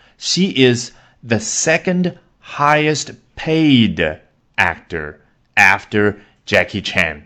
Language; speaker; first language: English; non-native, fluent; Chinese